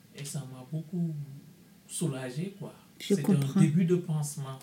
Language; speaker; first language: French; non-native, local second language; Wolof